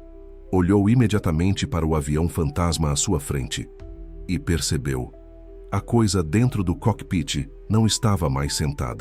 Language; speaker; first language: Portuguese; native; Portuguese